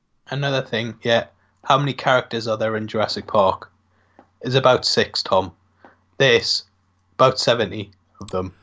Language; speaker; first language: English; native; English